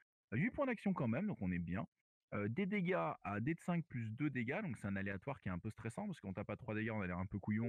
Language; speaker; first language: French; native; French